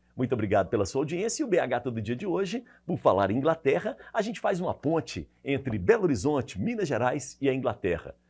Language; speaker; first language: Portuguese; native; Portuguese